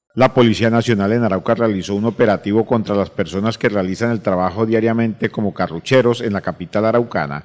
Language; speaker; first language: Spanish; native; Spanish